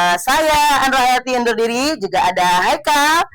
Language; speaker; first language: Indonesian; native; Indonesian